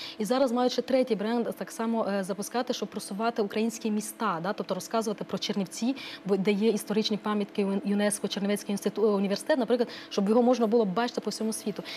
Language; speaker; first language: Ukrainian; non-native, local second language; Romanian